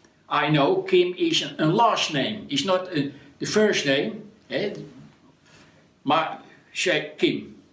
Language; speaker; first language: English; non-native, learner; Dutch